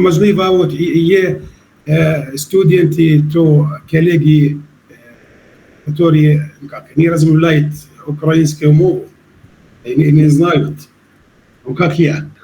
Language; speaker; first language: Ukrainian; non-native, learner; Arabic